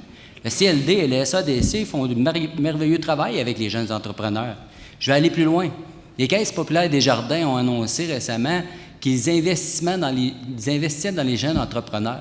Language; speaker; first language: French; native; French